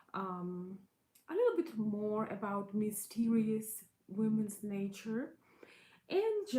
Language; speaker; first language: English; non-native, fluent; Russian